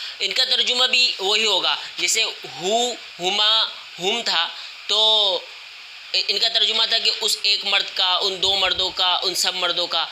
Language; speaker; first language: Urdu; native; Urdu